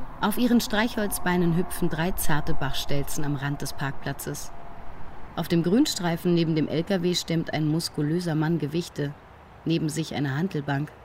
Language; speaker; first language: German; native; German